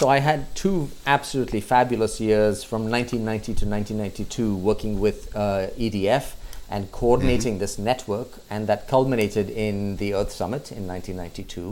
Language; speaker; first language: English; non-native, local second language; Hindi